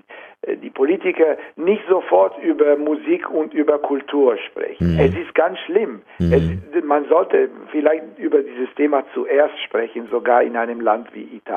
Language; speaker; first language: German; non-native, fluent; Italian